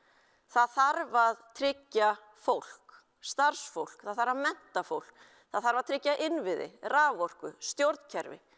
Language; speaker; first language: Icelandic; native; Icelandic